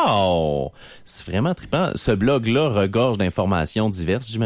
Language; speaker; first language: French; native; French